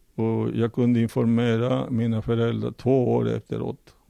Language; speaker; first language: Swedish; non-native, fluent; Spanish